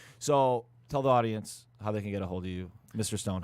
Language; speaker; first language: English; native; English